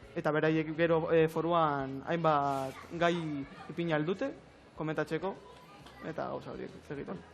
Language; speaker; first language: Basque; non-native, local second language; Spanish